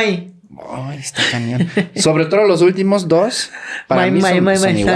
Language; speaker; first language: Spanish; native; Spanish